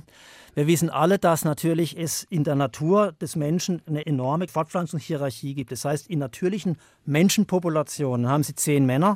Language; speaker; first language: German; native; German